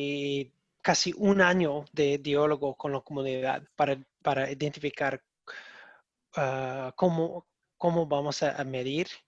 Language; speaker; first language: Spanish; non-native, learner; English